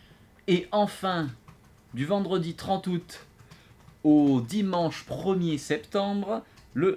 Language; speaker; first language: French; native; French